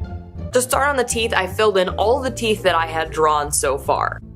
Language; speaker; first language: English; native; English